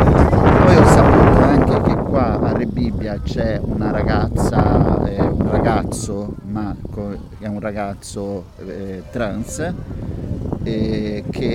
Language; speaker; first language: Italian; non-native, fluent; Portuguese